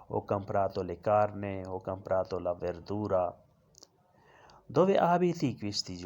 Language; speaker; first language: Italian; non-native, learner; Urdu